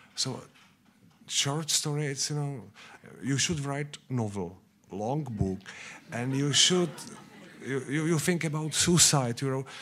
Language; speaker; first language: English; non-native, learner; Czech